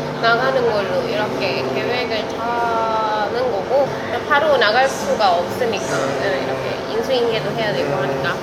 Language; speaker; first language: Korean; non-native, fluent; Indonesian